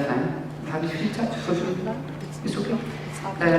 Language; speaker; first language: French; non-native, local second language; Kabyle